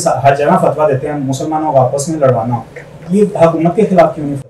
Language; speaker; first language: Urdu; native; Urdu